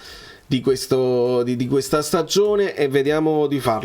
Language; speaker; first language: Italian; native; Italian